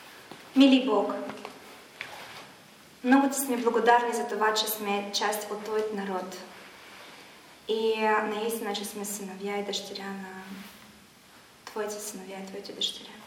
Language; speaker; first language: Bulgarian; non-native, fluent; Russian